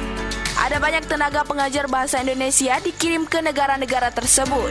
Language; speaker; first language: Indonesian; native; Indonesian